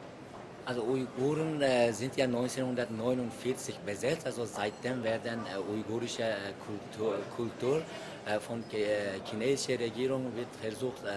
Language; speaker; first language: German; non-native, fluent; Uyghur